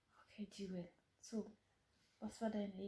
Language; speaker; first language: German; non-native, fluent; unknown